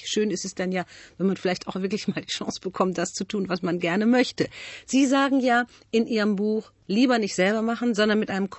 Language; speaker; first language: German; native; German